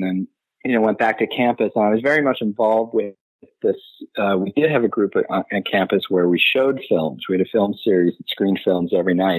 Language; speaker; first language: English; native; English